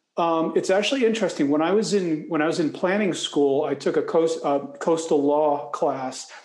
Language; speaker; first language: English; native; English